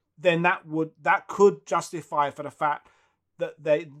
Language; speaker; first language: English; native; English